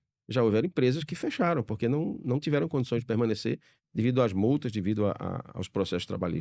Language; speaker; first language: Portuguese; native; Portuguese